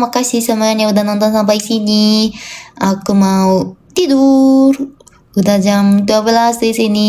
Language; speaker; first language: Indonesian; non-native, learner; Japanese